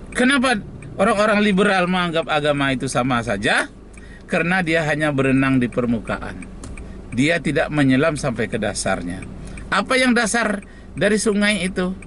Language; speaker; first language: Indonesian; native; Indonesian